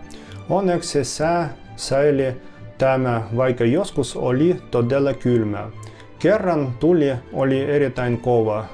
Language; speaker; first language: Finnish; non-native, fluent; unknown